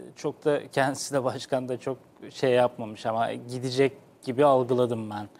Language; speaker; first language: Turkish; native; Turkish